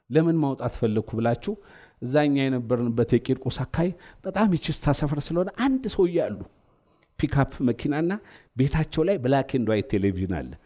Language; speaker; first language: Amharic; native; Amharic